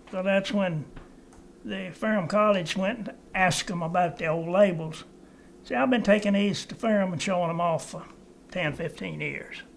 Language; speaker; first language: English; native; English